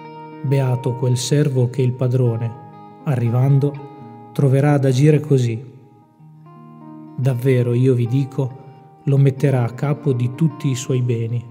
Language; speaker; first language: Italian; native; Italian